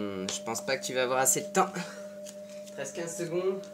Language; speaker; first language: French; native; French